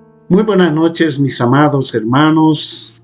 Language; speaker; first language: Spanish; native; Spanish